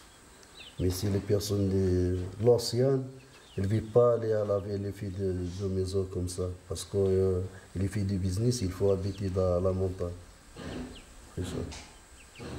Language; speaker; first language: French; non-native, local second language; Arabic